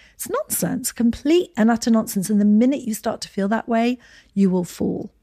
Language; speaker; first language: English; native; English